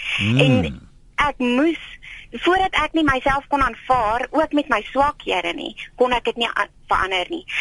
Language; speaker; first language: Afrikaans; native; Afrikaans